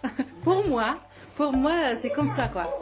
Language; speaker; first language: French; early bilingual, other home language; Arabic